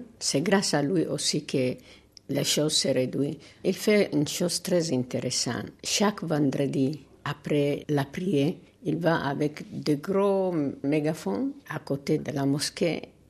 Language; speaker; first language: French; non-native, learner; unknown